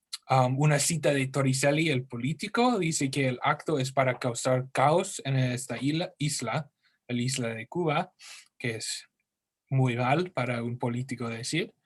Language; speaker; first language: Spanish; non-native, learner; English